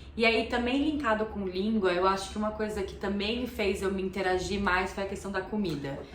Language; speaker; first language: Portuguese; native; Portuguese